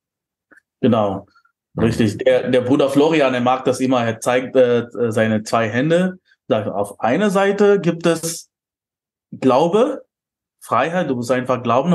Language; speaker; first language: German; non-native, fluent; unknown